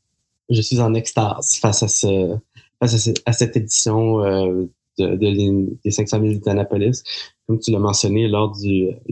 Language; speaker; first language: French; native; French